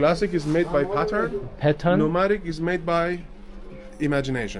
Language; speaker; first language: English; non-native, fluent; Persian